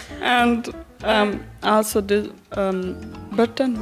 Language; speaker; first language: English; non-native, learner; German